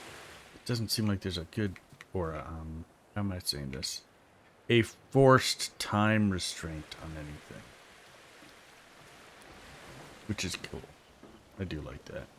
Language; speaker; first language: English; native; English